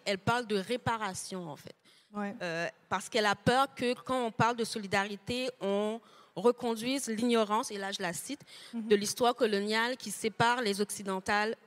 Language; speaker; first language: French; native; French